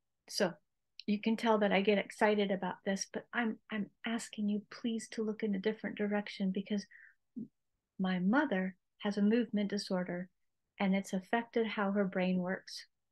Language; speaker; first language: English; native; English